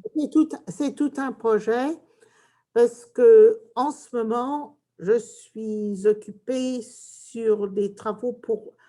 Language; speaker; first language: French; early bilingual, heritage; English